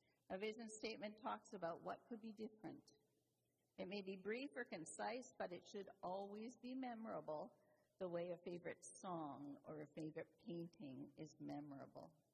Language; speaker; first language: English; native; English